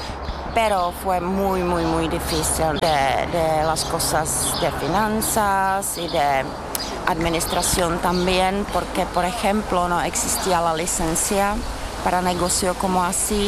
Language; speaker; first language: Spanish; non-native, learner; Czech